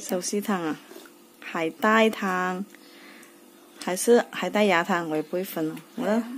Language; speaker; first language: Chinese; native; Chinese